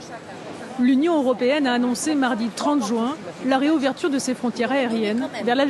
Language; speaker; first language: French; native; French